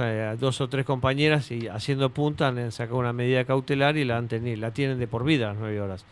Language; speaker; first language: Spanish; native; Spanish